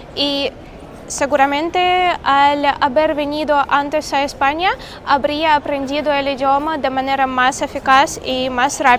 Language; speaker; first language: Spanish; non-native, fluent; Russian